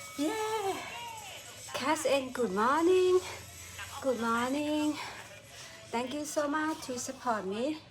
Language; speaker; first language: English; non-native, learner; Thai